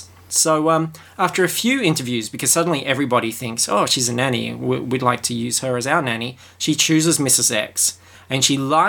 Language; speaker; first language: English; native; English